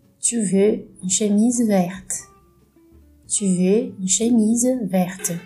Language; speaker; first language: French; non-native, fluent; Portuguese